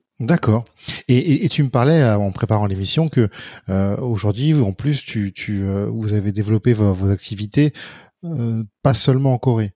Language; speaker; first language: French; native; French